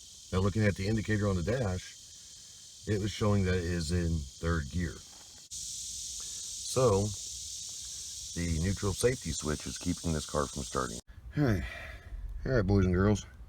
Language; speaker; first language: English; native; English